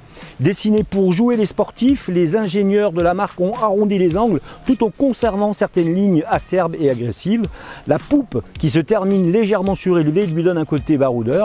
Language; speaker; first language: French; native; French